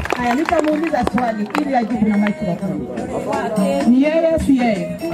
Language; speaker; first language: Swahili; non-native, local second language; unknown